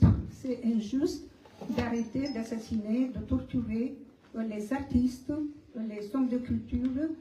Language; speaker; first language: French; non-native, fluent; Romanian